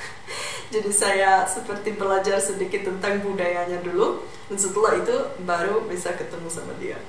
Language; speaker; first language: Indonesian; non-native, fluent; Czech